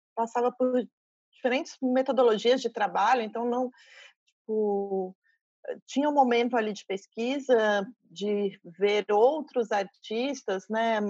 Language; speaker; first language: Portuguese; native; Portuguese